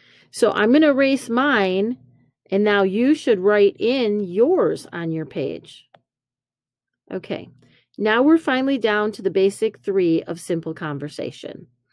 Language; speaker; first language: English; native; English